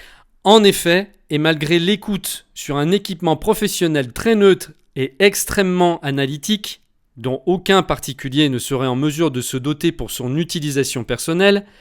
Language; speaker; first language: French; native; French